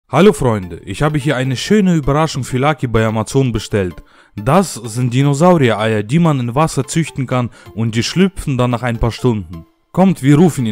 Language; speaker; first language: German; native; German